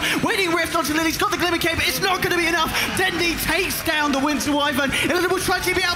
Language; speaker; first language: English; native; English